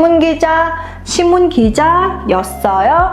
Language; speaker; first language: Korean; non-native, fluent; Mongolian